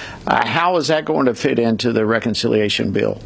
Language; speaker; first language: English; native; English